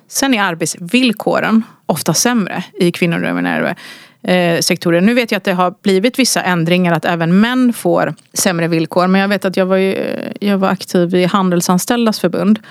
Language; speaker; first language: Swedish; early bilingual, other home language; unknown